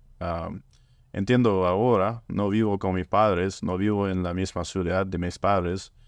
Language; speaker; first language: Spanish; non-native, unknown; French